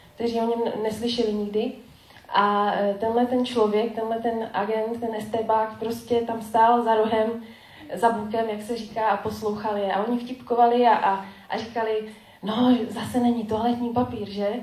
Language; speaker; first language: Czech; native; Czech